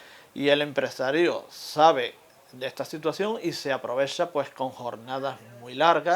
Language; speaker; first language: Spanish; native; Spanish